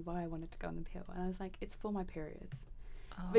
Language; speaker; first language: English; native; English